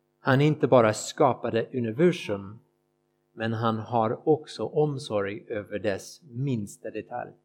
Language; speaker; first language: Swedish; non-native, fluent; English